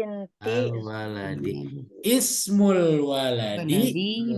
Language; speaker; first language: Arabic; non-native, fluent; Indonesian